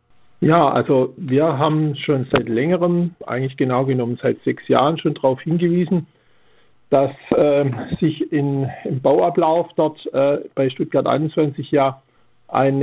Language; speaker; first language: German; native; German